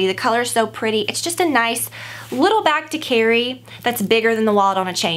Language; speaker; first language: English; native; English